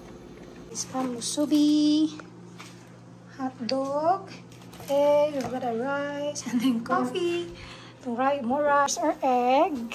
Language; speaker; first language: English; non-native, local second language; Cebuano